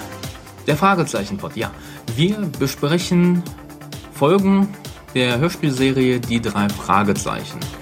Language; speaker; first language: German; native; German